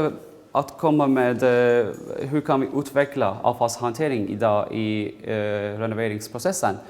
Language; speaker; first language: Swedish; non-native, fluent; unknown